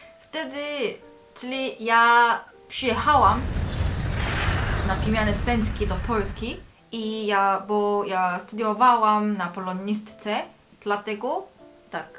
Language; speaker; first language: Polish; non-native, learner; Korean